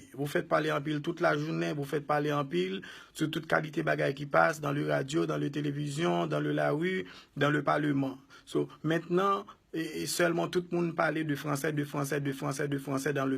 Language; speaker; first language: French; non-native, local second language; Haitian Creole